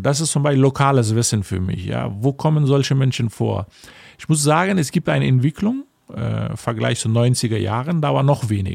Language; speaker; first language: German; non-native, fluent; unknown